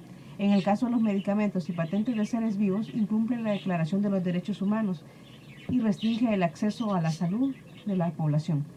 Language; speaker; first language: Spanish; native; Spanish